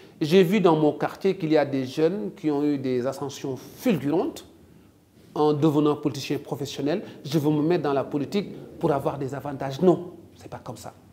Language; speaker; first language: French; non-native, local second language; Wolof